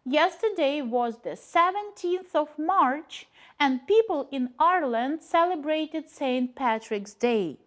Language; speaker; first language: English; non-native, fluent; Ukrainian